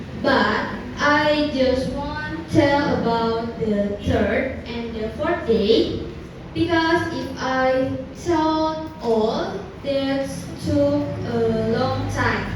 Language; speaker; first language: English; non-native, learner; Indonesian